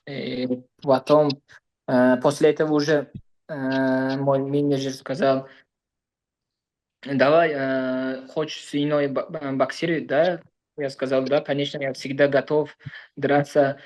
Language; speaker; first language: Russian; non-native, learner; Uzbek